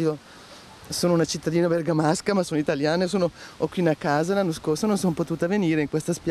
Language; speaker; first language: Italian; native; Italian